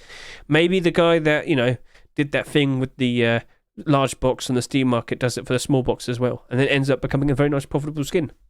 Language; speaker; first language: English; native; English